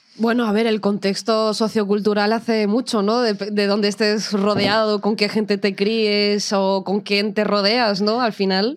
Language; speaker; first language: Spanish; early bilingual, other home language; Russian